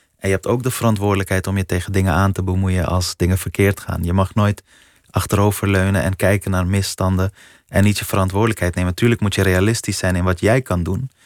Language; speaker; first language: Dutch; early bilingual, other home language; Persian